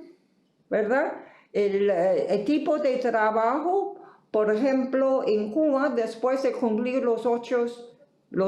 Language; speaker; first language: Spanish; non-native, fluent; Chinese